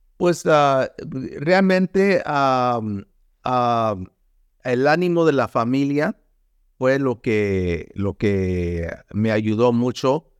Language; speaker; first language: Spanish; early bilingual, heritage; Spanish